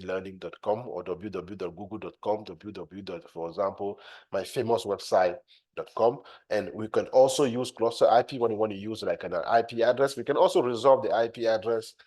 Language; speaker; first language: English; non-native, fluent; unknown